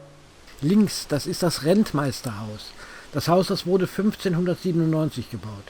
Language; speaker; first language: German; native; German